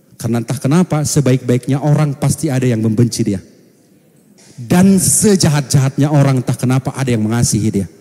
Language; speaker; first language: Indonesian; non-native, local second language; Batak Toba